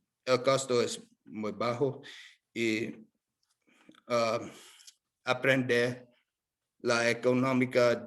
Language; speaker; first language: Spanish; non-native, learner; English